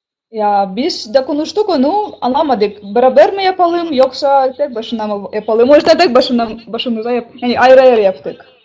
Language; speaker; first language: Turkish; non-native, learner; Russian